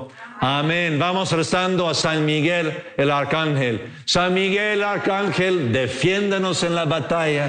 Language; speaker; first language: Spanish; non-native, fluent; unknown